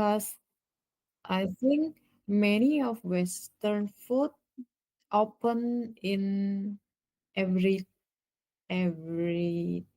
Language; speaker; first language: English; non-native, learner; Indonesian